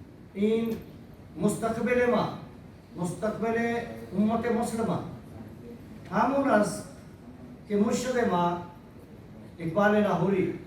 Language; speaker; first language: Persian; non-native, fluent; Urdu